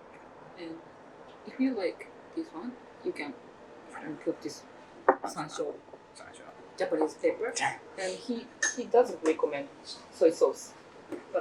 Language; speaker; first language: English; non-native, learner; Japanese